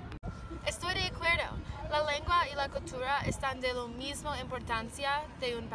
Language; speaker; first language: Spanish; non-native, learner; English